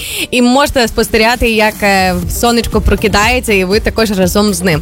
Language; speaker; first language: Ukrainian; native; Ukrainian